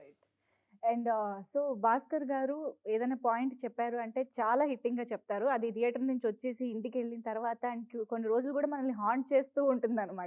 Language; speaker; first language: Telugu; native; Telugu